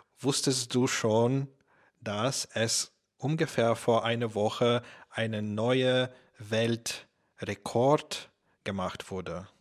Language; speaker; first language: German; non-native, fluent; Russian